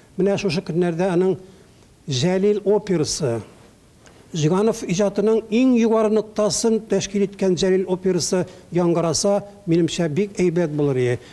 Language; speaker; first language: Tatar; native; Tatar